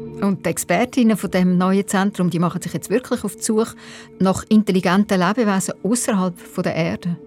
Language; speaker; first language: German; native; German